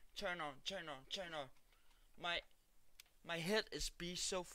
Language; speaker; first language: English; non-native, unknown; Danish